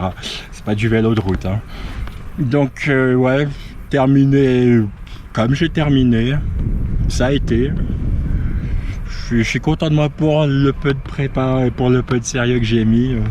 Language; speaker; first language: French; native; French